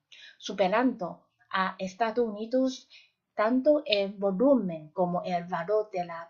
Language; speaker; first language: Spanish; non-native, fluent; Chinese